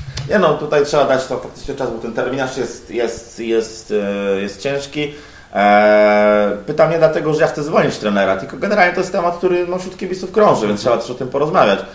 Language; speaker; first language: Polish; native; Polish